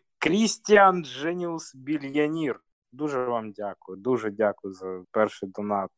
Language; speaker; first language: Ukrainian; native; Ukrainian